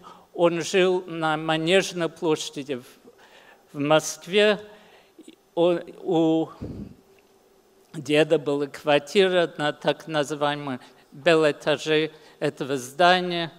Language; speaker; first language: Russian; early bilingual, heritage; English